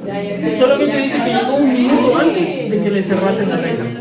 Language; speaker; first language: Spanish; native; Spanish